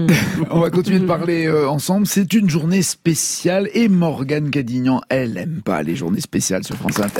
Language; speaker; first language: French; native; French